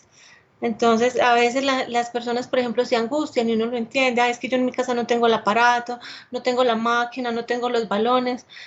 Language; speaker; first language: Spanish; native; Spanish